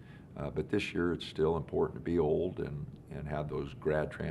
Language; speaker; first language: English; native; English